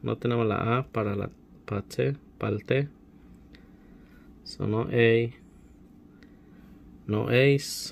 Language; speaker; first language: Spanish; early bilingual, heritage; Spanish